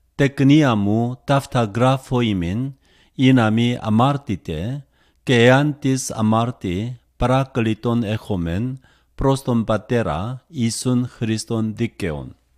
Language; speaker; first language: Greek; non-native, learner; Korean